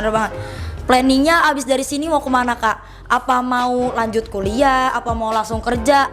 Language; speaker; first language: Indonesian; native; Indonesian